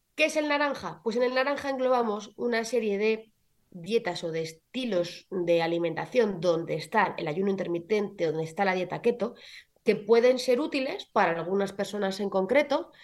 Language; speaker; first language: Spanish; native; Spanish